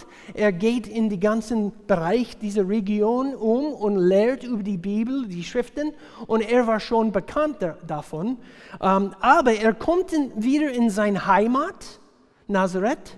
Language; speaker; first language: German; non-native, fluent; English